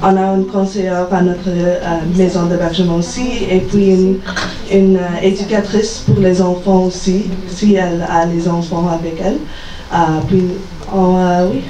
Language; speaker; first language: French; non-native, learner; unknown